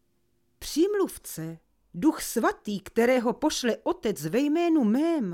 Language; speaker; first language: Czech; native; Czech